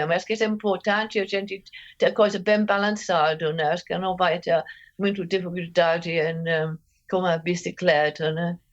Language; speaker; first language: Portuguese; non-native, fluent; English